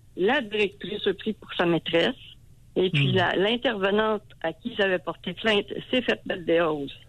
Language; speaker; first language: French; native; French